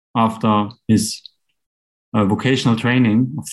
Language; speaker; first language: English; non-native, fluent; German